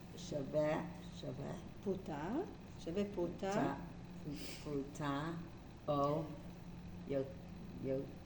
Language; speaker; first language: Hebrew; non-native, learner; English